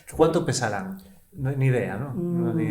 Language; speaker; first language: Spanish; native; Spanish